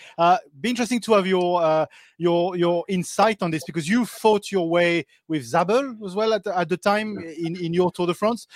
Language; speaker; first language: English; non-native, fluent; French